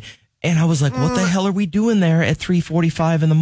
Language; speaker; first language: English; native; English